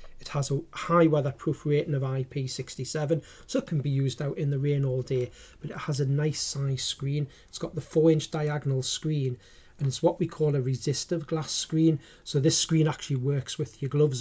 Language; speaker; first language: English; native; English